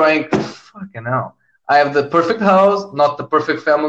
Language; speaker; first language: English; non-native, fluent; Portuguese